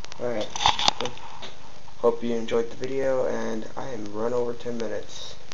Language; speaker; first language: English; native; English